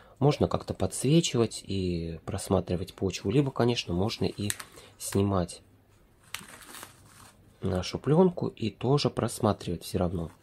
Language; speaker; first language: Russian; native; Russian